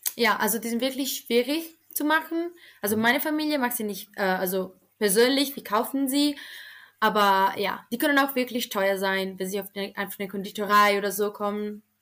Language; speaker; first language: German; non-native, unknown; Italian